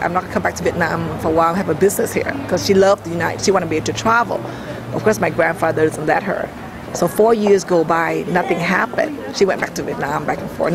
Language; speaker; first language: English; early bilingual, other home language; Vietnamese